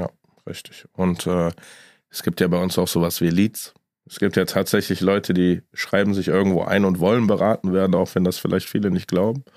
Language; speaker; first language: German; native; German